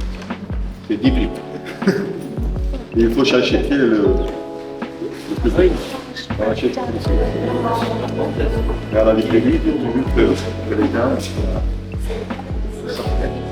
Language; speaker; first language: French; non-native, learner; Romanian